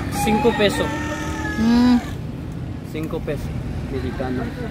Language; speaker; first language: Spanish; non-native, learner; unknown